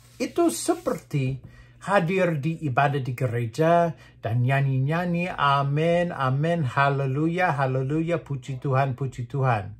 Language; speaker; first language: Indonesian; native; Indonesian